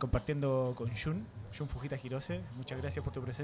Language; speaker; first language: Spanish; native; Spanish